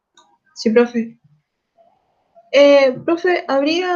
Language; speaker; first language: Spanish; native; Spanish